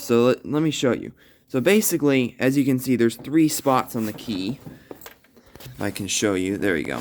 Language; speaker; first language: English; native; English